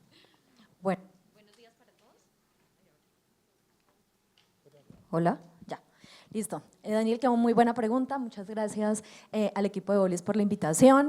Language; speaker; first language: Spanish; native; Spanish